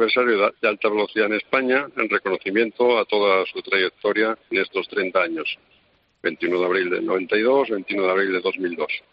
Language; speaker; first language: Spanish; native; Spanish